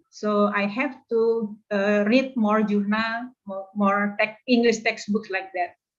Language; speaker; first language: English; non-native, learner; Indonesian